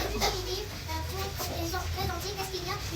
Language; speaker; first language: French; non-native, learner; Arabic